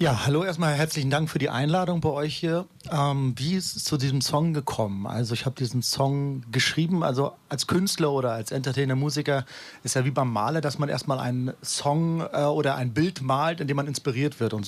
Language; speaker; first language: German; native; German